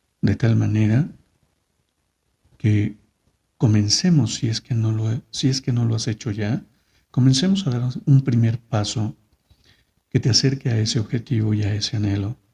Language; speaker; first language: Spanish; native; Spanish